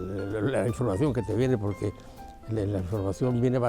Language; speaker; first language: Spanish; native; Spanish